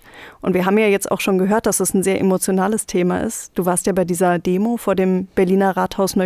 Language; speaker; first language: German; native; German